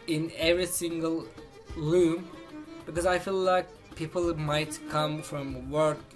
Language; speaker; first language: English; non-native, fluent; Turkish